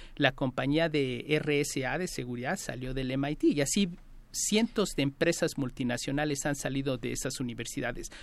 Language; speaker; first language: Spanish; native; Spanish